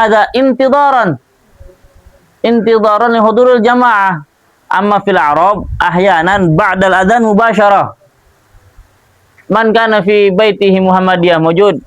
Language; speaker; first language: Arabic; non-native, fluent; Indonesian